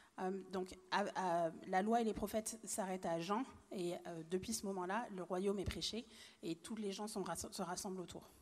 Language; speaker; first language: French; native; French